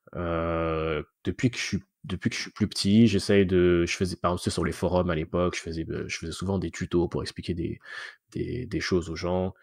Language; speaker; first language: French; native; French